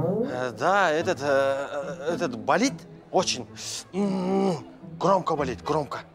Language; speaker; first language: Russian; non-native, local second language; Kazakh